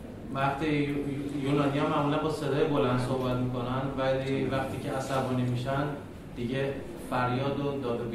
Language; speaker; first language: Greek; non-native, learner; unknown